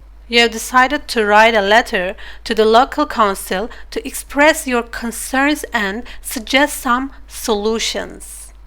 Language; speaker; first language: English; non-native, fluent; Turkish